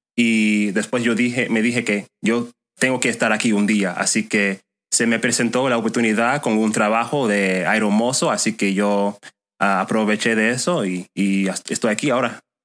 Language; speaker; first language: Spanish; non-native, fluent; English